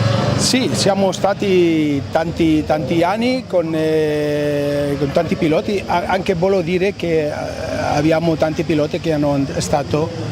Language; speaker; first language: Italian; non-native, learner; Spanish